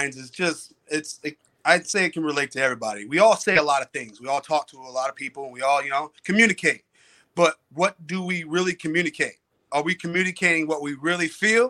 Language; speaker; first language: English; native; English